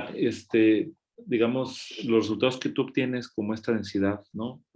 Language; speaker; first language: Spanish; native; Spanish